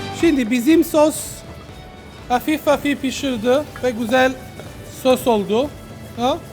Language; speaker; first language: Turkish; non-native, learner; Italian